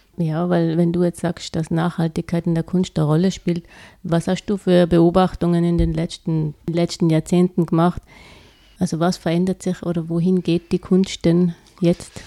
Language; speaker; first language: German; native; German